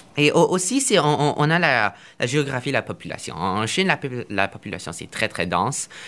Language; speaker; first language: French; non-native, fluent; Chinese